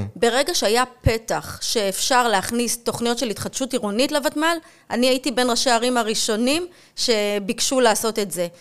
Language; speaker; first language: Hebrew; native; Hebrew